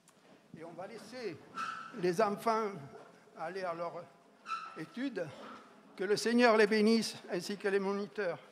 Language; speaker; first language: French; native; French